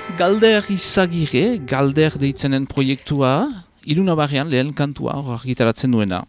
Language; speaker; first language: Basque; native; Basque